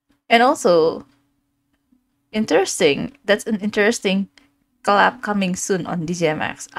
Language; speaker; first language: English; non-native, fluent; Indonesian